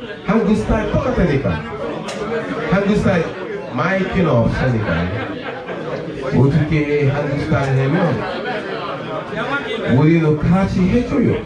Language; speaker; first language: Korean; non-native, learner; Igbo